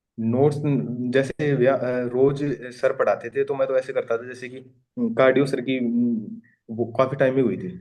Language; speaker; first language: Hindi; native; Hindi